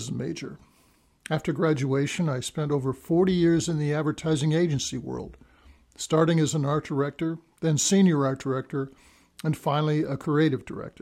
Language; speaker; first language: English; native; English